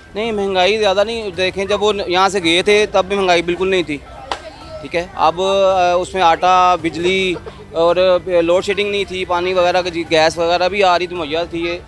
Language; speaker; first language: Urdu; non-native, local second language; Punjabi